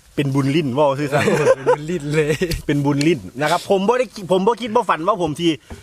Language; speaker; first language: Thai; native; Thai